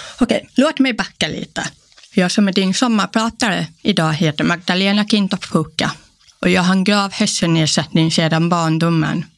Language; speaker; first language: Swedish; non-native, local second language; Polish